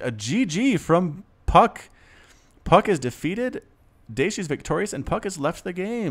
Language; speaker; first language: English; native; English